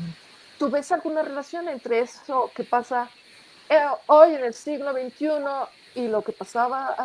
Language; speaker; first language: Spanish; native; Spanish